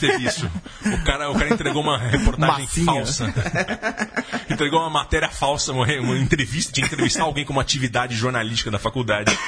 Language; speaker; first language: Portuguese; native; Portuguese